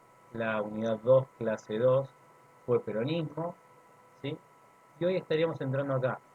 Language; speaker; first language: Spanish; native; Spanish